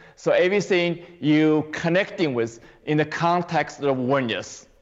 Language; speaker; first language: English; non-native, fluent; Chinese